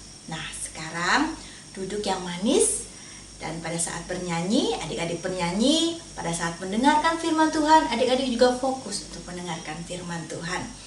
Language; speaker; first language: Indonesian; native; Indonesian